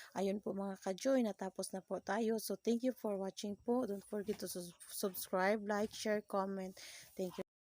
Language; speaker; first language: Filipino; non-native, local second language; Cebuano